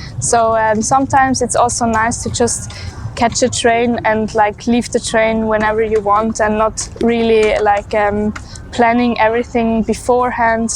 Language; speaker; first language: English; non-native, fluent; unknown